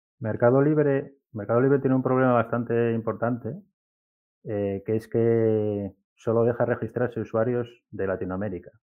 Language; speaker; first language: Spanish; native; Spanish